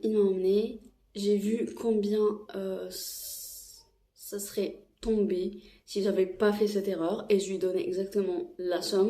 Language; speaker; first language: French; non-native, local second language; Arabic